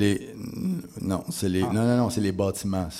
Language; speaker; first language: French; native; French